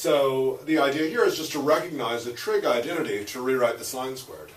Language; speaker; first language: English; native; English